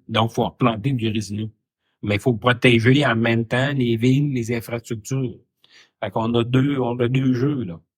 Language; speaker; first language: French; native; French